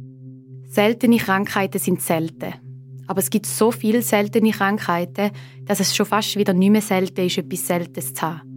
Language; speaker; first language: German; native; German